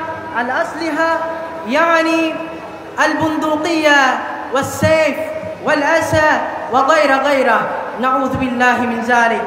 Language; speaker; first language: Arabic; non-native, learner; Bangla